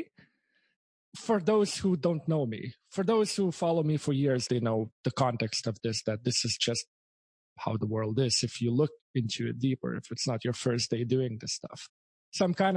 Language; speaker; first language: English; non-native, fluent; Lithuanian